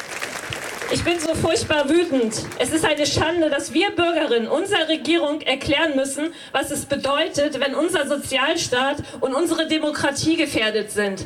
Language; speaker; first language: German; native; German